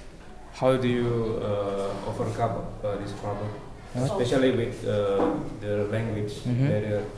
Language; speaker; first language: English; non-native, fluent; Indonesian